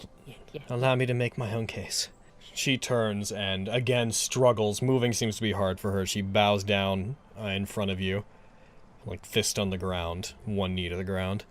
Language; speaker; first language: English; native; English